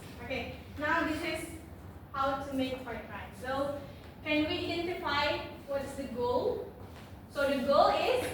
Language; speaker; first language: English; non-native, learner; Indonesian